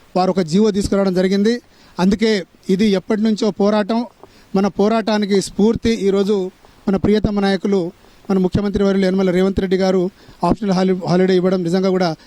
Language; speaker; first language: Telugu; non-native, local second language; Lambadi